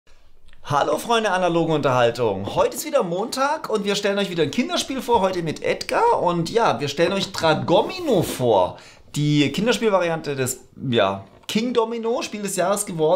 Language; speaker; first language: German; native; German